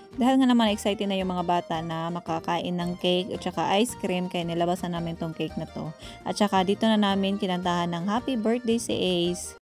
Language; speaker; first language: Filipino; non-native, local second language; Cebuano